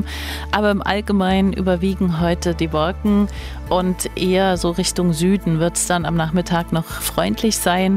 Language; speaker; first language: German; native; German